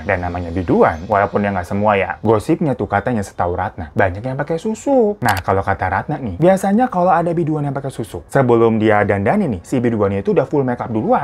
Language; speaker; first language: Indonesian; native; Indonesian